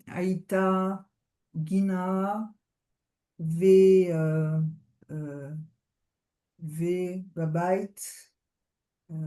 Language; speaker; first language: Hebrew; non-native, learner; French